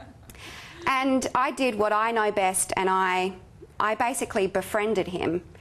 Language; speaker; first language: English; native; English